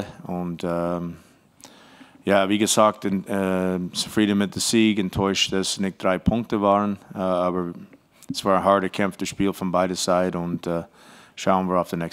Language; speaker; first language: German; non-native, fluent; English